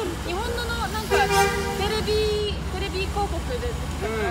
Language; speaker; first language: Japanese; non-native, learner; Polish